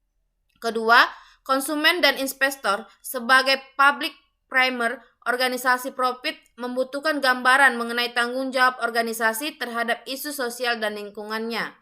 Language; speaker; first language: Indonesian; native; Indonesian